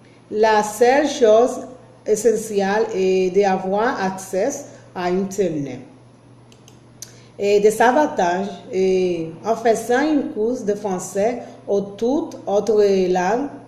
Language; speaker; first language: French; non-native, learner; Spanish